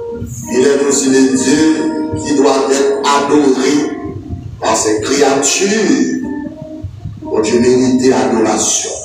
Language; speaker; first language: French; non-native, local second language; Haitian Creole